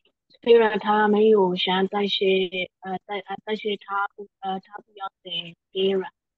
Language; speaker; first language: Chinese; non-native, learner; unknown